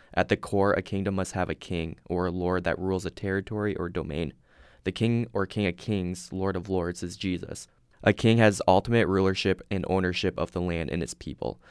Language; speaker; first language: English; native; English